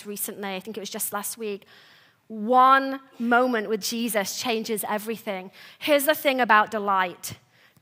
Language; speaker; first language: English; native; English